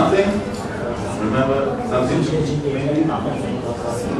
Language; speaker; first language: English; non-native, learner; Italian